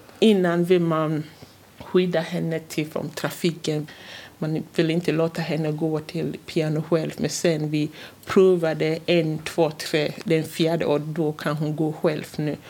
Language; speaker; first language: Swedish; non-native, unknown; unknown